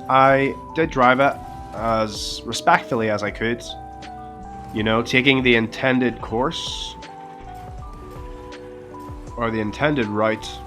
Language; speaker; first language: English; native; English